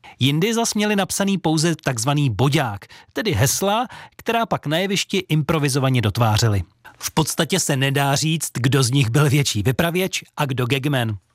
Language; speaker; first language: Czech; native; Czech